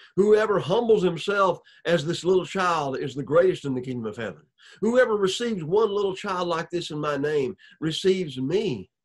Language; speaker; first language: English; native; English